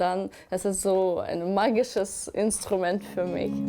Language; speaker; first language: German; non-native, learner; Ukrainian